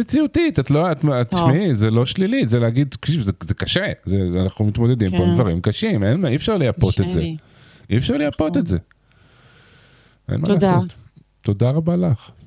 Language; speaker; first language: Hebrew; native; Hebrew